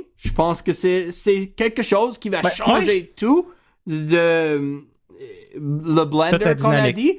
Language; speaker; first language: French; non-native, learner; English